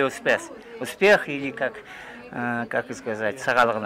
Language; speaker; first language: Russian; non-native, learner; Mongolian